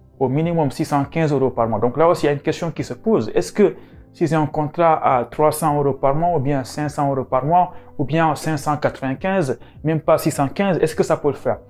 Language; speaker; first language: French; non-native, local second language; Wolof